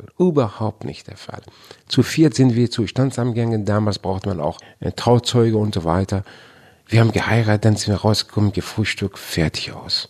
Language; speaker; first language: German; non-native, fluent; Persian